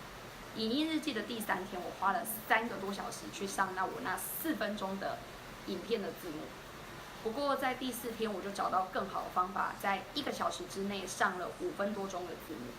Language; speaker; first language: Chinese; native; Chinese